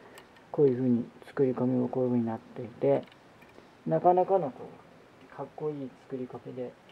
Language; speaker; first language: Japanese; native; Japanese